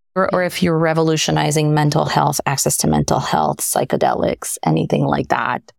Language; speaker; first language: English; non-native, fluent; French